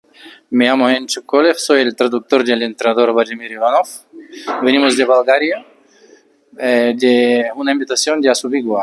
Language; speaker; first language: Spanish; non-native, fluent; Bulgarian